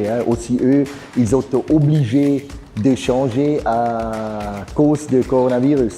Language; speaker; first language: French; non-native, fluent; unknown